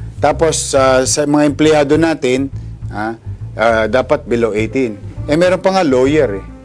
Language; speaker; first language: Filipino; native; Filipino